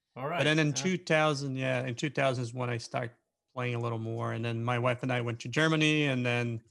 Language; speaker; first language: English; non-native, fluent; Portuguese